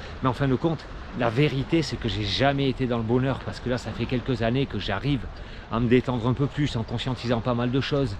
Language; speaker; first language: French; native; French